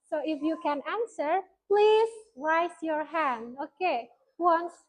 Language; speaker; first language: English; non-native, fluent; Indonesian